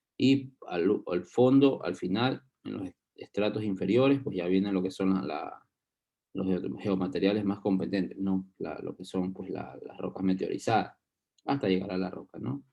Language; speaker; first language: Spanish; native; Spanish